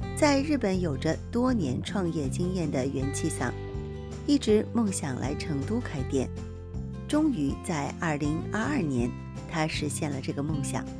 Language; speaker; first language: Chinese; native; Chinese